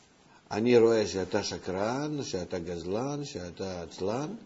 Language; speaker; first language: Hebrew; non-native, fluent; Russian